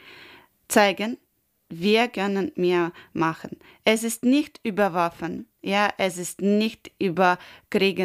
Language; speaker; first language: German; non-native, learner; Ukrainian